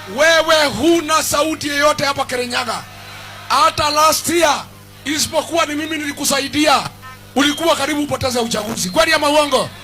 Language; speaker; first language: Swahili; non-native, local second language; Kikuyu